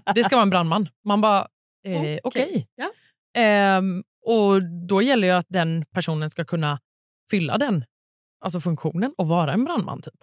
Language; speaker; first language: Swedish; native; Swedish